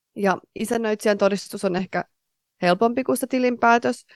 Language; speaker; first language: Finnish; native; Finnish